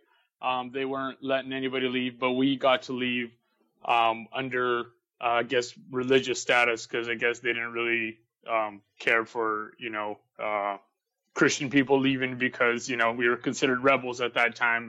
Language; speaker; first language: English; early bilingual, other home language; Russian